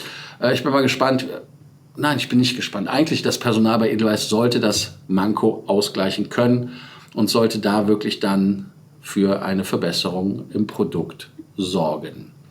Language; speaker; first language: German; native; German